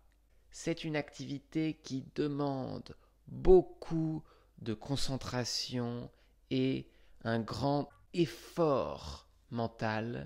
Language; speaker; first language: French; non-native, fluent; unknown